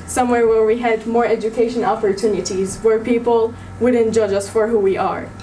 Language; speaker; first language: English; early bilingual, other home language; Arabic